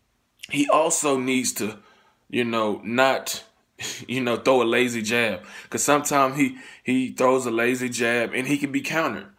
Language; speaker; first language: English; native; English